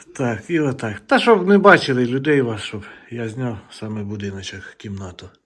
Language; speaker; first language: Ukrainian; non-native, local second language; Russian